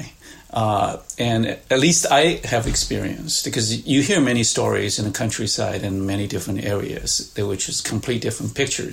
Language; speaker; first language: English; non-native, fluent; Chinese